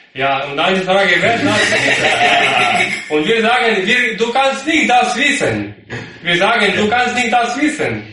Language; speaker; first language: German; non-native, learner; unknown